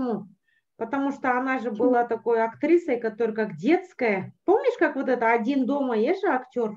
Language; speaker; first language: Russian; native; Russian